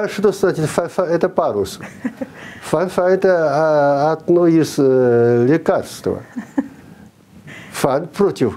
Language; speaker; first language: Russian; non-native, fluent; Chinese